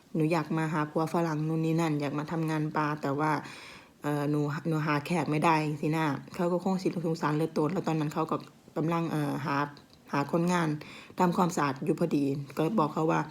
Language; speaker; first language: Thai; native; Thai